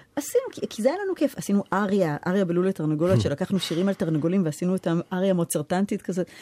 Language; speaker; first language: Hebrew; early bilingual, heritage; Hebrew